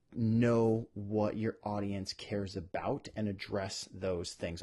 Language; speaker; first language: English; native; English